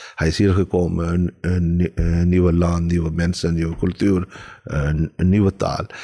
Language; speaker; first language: Dutch; non-native, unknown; Urdu